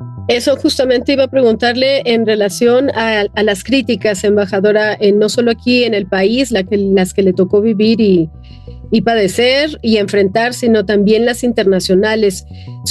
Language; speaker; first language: Spanish; native; Spanish